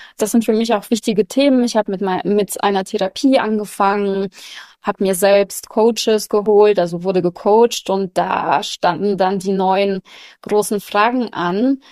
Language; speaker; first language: German; early bilingual, other home language; Russian